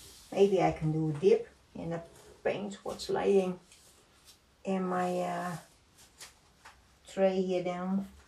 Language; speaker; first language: English; non-native, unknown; Dutch